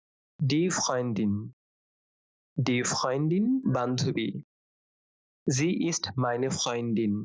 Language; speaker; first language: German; non-native, fluent; Bangla